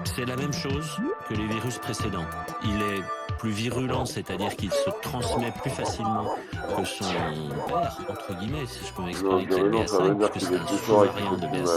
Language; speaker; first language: French; native; French